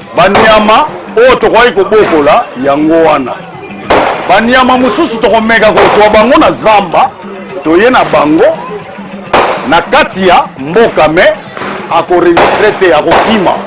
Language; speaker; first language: Lingala; non-native, local second language; Kongo